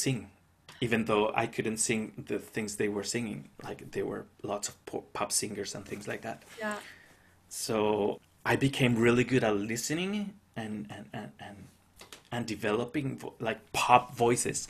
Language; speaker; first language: English; non-native, fluent; Spanish